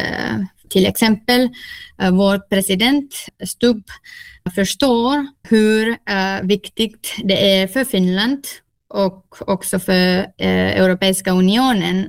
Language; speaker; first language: Swedish; non-native, local second language; Finnish